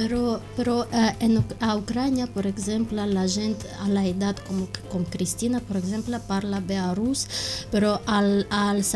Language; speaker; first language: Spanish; non-native, learner; Russian